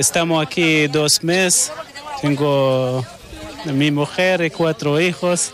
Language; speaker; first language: Spanish; non-native, learner; Arabic